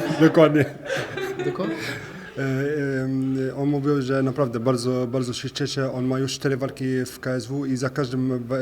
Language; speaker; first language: Polish; non-native, fluent; French